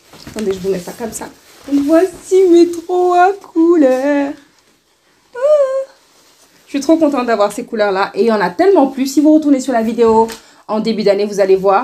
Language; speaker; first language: French; non-native, local second language; Wolof